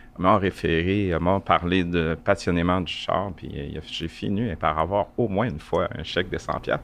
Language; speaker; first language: French; native; French